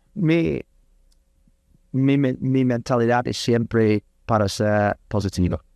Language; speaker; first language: Spanish; non-native, learner; English